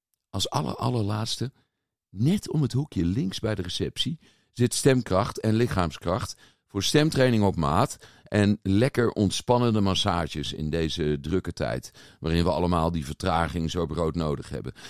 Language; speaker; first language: Dutch; native; Dutch